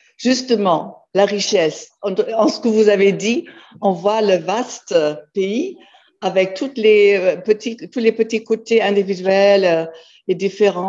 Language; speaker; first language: French; non-native, fluent; German